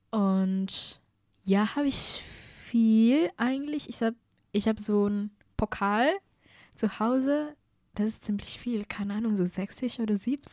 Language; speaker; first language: German; non-native, fluent; Indonesian